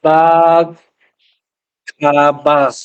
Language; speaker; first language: Indonesian; non-native, learner; Chinese